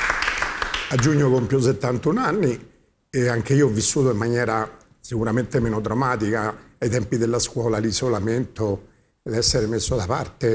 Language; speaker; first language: Italian; native; Italian